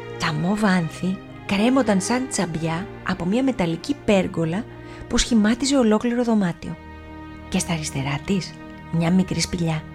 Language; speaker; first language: Greek; native; Greek